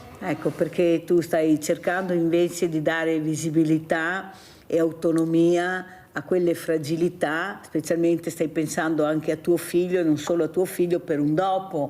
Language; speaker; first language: Italian; native; Italian